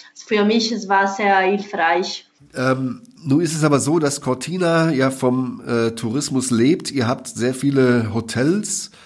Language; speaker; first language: German; non-native, fluent; Italian